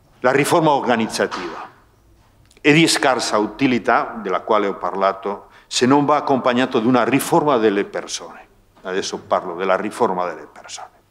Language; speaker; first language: Italian; non-native, fluent; Spanish